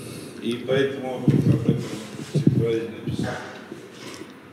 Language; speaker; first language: Russian; native; Russian